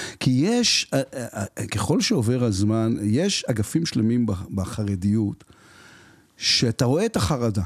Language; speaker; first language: Hebrew; native; Hebrew